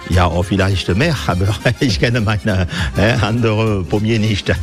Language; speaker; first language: German; non-native, fluent; French